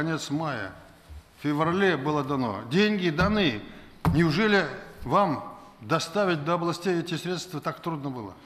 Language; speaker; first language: Russian; non-native, local second language; Kazakh